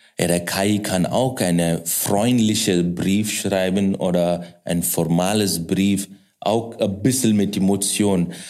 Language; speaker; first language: German; non-native, fluent; Kannada